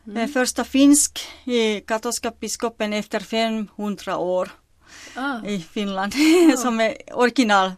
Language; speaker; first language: Swedish; non-native, local second language; Finnish